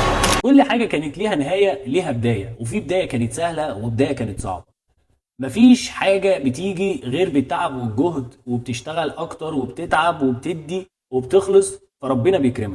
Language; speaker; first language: Arabic; native; Arabic